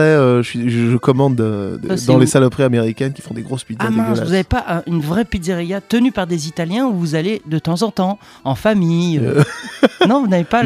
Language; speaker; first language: French; native; French